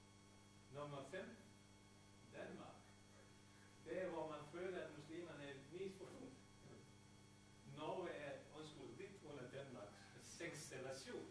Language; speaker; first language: Danish; non-native, fluent; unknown